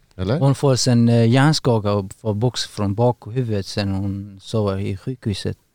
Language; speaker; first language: Swedish; non-native, learner; Persian